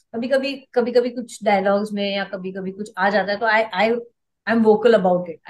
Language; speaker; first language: Hindi; non-native, local second language; Marathi